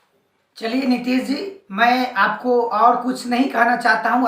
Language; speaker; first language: Hindi; native; Hindi